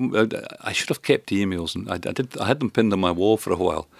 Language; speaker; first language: English; native; English